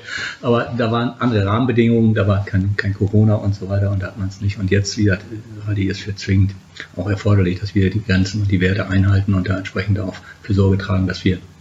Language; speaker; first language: German; native; German